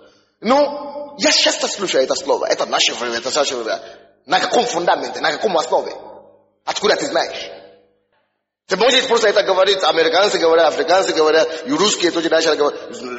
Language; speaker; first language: Russian; non-native, fluent; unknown